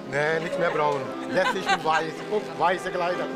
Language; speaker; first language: German; non-native, learner; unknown